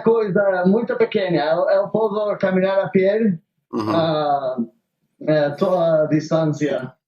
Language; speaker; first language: Portuguese; non-native, learner; Spanish